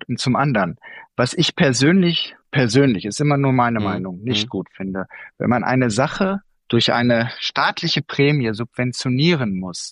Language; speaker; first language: German; native; German